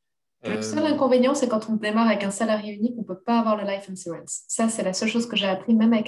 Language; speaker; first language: French; native; French